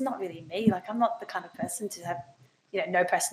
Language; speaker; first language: English; native; English